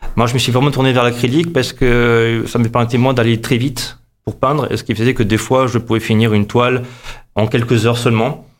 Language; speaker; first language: French; native; French